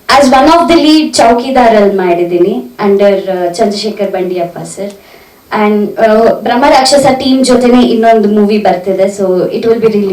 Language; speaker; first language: Kannada; native; Kannada